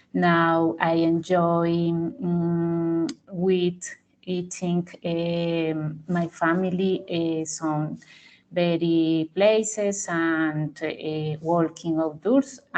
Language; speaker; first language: English; non-native, learner; Spanish